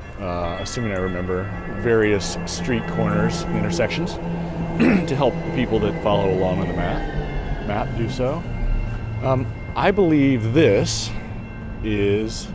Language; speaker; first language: English; native; English